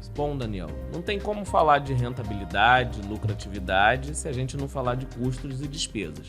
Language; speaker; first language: Portuguese; native; Portuguese